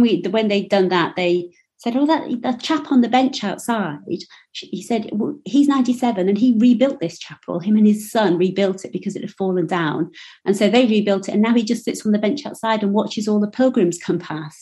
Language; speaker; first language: English; native; English